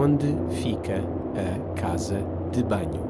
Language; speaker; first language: Portuguese; non-native, learner; English